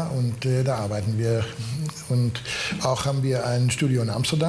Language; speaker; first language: German; non-native, learner; Dutch